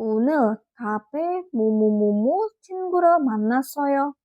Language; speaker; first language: Korean; non-native, fluent; Indonesian